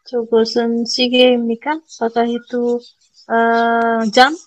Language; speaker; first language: Korean; non-native, learner; Indonesian